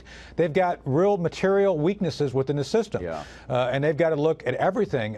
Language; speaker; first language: English; native; English